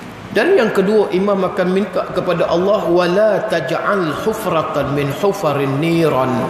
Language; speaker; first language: Malay; native; Malay